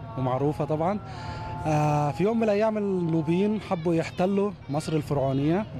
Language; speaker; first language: Egyptian Arabic; non-native, local second language; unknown